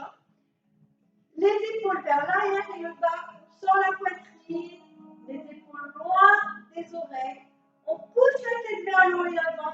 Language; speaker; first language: French; native; French